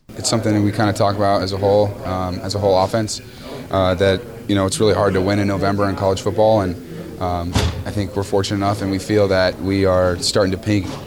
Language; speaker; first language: English; native; English